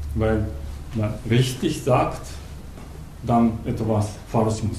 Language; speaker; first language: German; non-native, learner; Japanese